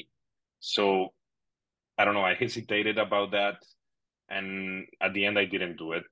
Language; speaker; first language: English; non-native, fluent; Spanish